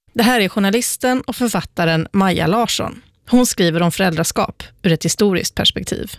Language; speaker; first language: Swedish; native; Swedish